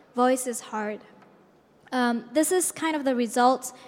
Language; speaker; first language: English; non-native, fluent; Japanese